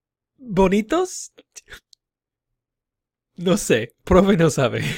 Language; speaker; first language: Spanish; non-native, fluent; English